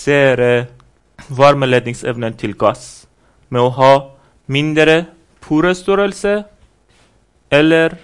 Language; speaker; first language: Norwegian; non-native, fluent; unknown